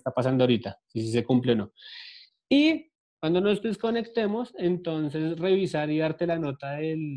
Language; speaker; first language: Spanish; native; Spanish